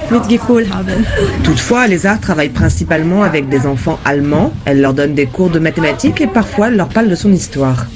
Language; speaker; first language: French; native; French